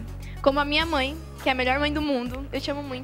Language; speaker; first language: Portuguese; native; Portuguese